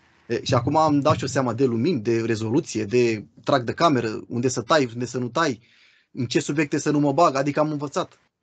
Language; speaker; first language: Romanian; native; Romanian